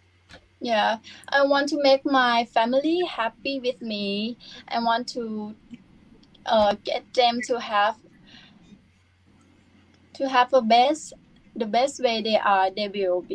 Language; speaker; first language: English; non-native, learner; Thai